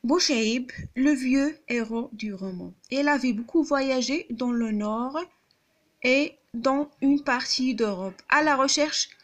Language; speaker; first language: French; non-native, local second language; Arabic